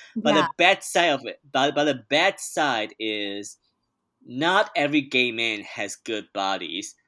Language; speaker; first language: English; non-native, fluent; Chinese